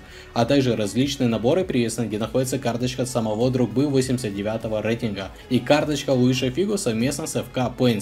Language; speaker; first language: Russian; native; Russian